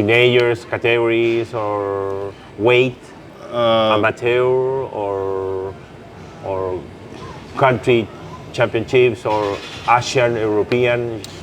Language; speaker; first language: English; non-native, local second language; Spanish